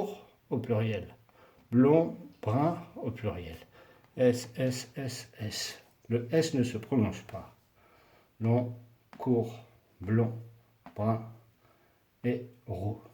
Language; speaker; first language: French; non-native, fluent; Spanish